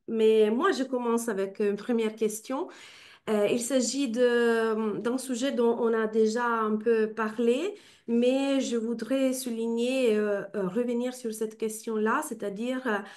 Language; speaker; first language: French; non-native, fluent; Italian